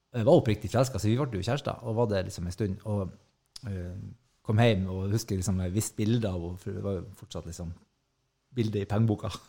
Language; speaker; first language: Norwegian; native; Norwegian